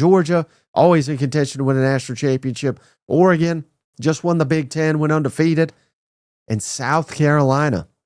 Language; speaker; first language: English; native; English